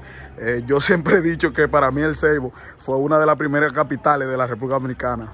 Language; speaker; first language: Spanish; native; Spanish